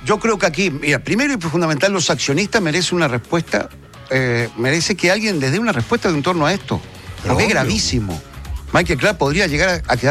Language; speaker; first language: Spanish; native; Spanish